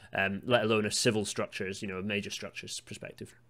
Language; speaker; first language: English; native; English